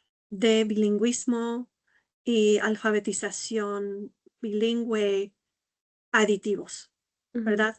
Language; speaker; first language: Spanish; non-native, fluent; English